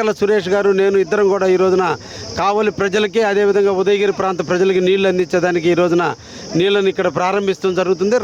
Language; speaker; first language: Telugu; native; Telugu